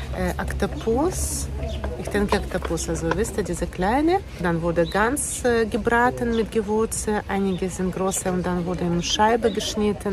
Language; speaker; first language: German; non-native, fluent; Russian